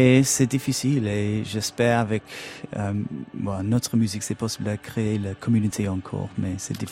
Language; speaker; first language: French; non-native, learner; English